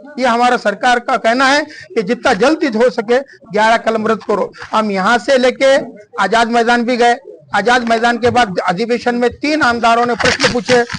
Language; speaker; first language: Hindi; non-native, local second language; Punjabi